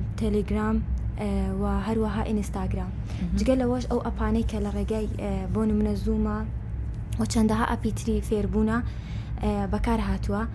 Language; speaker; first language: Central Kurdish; non-native, local second language; Kurdish